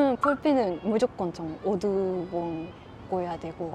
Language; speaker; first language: Korean; non-native, learner; Japanese